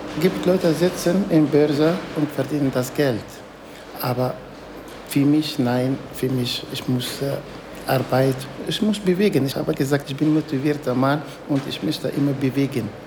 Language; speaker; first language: German; non-native, learner; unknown